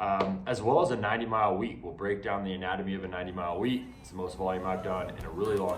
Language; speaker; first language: English; native; English